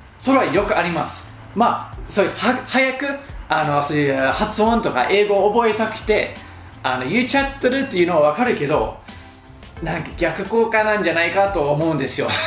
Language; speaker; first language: Japanese; non-native, fluent; English